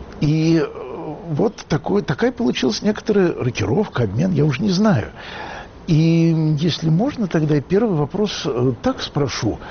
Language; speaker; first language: Russian; native; Russian